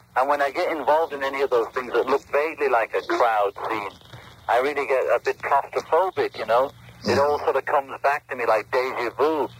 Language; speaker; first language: English; native; English